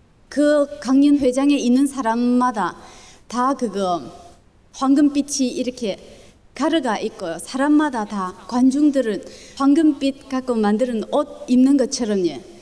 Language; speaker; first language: Korean; early bilingual, other home language; Chinese